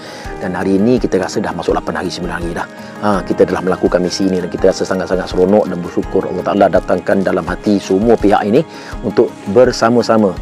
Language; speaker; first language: Malay; native; Malay